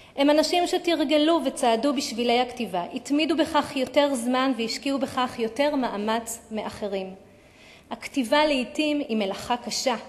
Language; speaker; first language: Hebrew; native; Hebrew